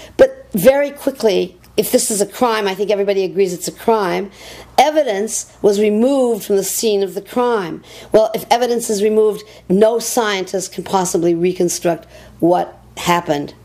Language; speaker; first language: English; native; English